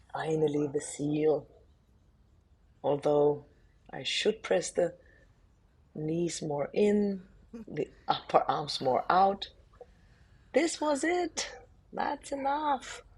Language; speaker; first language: English; non-native, fluent; German